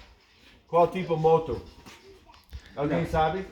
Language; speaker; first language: Portuguese; non-native, learner; English